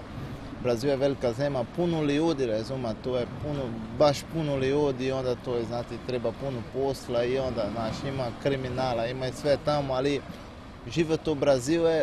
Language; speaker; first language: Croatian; non-native, learner; Portuguese